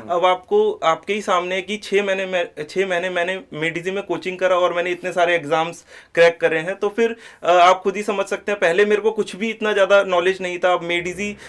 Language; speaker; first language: Hindi; native; Hindi